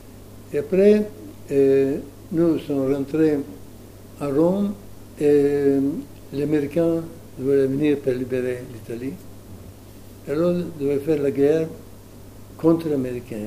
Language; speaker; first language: French; non-native, learner; Italian